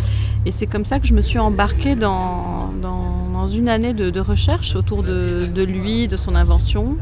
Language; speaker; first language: French; non-native, local second language; Arabic